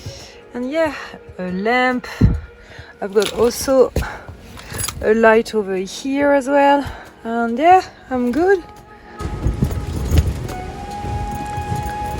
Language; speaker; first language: English; non-native, fluent; French